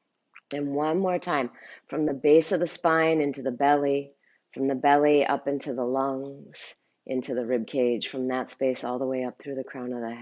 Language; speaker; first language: English; native; English